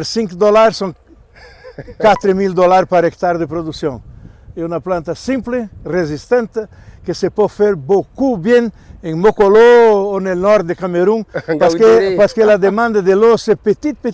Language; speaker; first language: French; non-native, learner; Portuguese